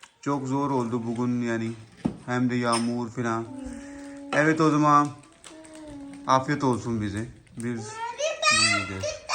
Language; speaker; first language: Turkish; non-native, learner; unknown